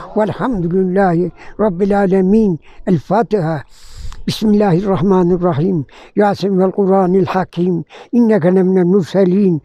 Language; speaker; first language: Turkish; native; Turkish